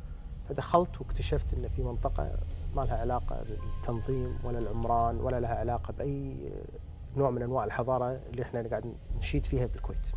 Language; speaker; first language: Arabic; native; Arabic